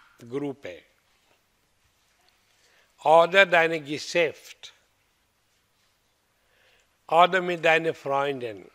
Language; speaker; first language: German; non-native, fluent; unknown